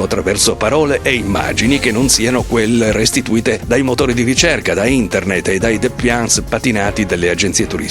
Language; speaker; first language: Italian; native; Italian